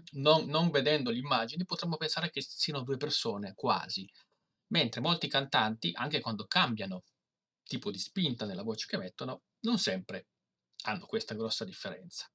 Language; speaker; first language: Italian; native; Italian